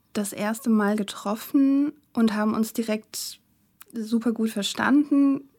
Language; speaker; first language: German; native; German